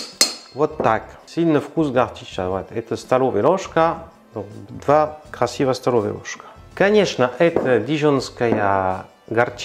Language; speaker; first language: Russian; non-native, learner; French